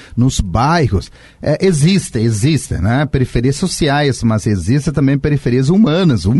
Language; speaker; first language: Portuguese; non-native, fluent; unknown